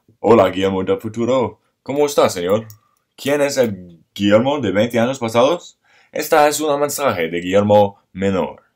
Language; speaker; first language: Spanish; non-native, learner; English